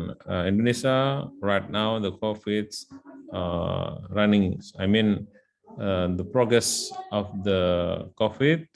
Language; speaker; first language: English; non-native, learner; Indonesian